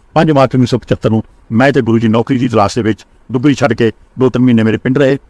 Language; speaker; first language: Hindi; non-native, local second language; Punjabi